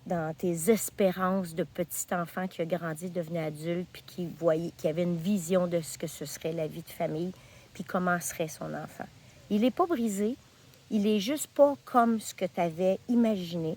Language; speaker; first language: French; native; French